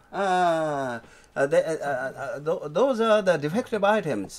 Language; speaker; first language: English; non-native, fluent; Japanese